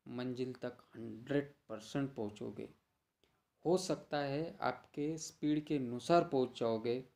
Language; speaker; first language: Hindi; non-native, local second language; Marathi